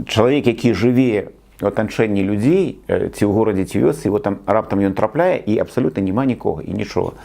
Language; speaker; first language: Belarusian; native; Belarusian